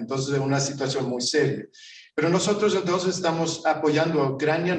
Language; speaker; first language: Spanish; non-native, fluent; Swedish